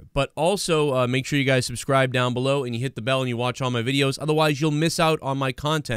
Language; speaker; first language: English; native; English